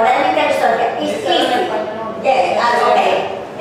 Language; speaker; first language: English; non-native, learner; Spanish